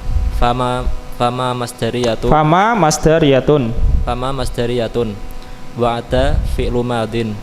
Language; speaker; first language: Arabic; non-native, learner; Indonesian